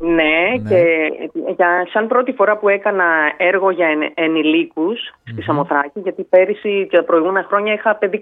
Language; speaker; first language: Greek; native; Greek